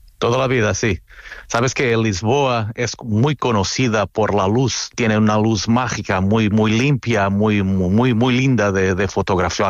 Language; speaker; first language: Spanish; non-native, fluent; Portuguese